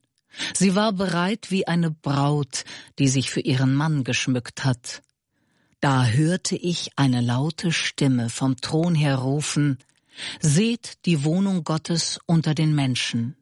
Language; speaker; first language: German; native; German